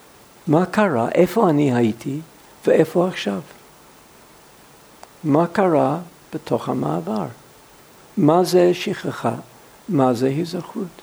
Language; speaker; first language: Hebrew; non-native, fluent; English